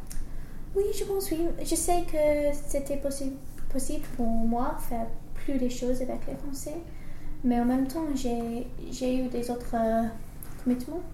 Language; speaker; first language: French; non-native, learner; English